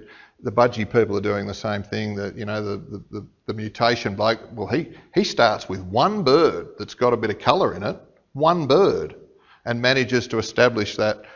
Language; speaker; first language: English; native; English